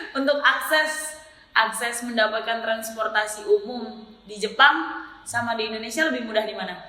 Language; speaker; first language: Indonesian; native; Indonesian